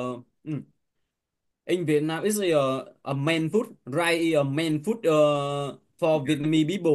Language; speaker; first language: English; non-native, learner; Vietnamese